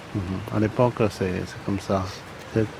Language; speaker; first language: French; non-native, learner; Cantonese